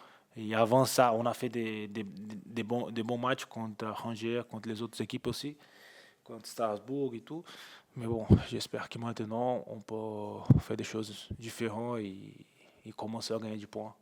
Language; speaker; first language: French; non-native, fluent; Portuguese